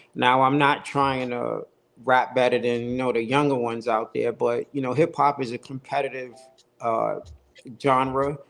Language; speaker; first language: English; native; English